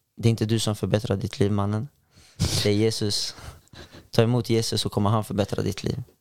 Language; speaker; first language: Swedish; native; Swedish